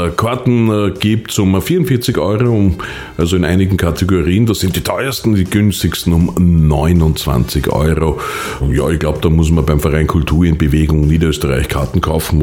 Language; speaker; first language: German; native; German